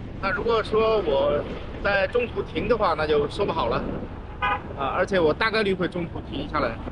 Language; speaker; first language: Chinese; native; Chinese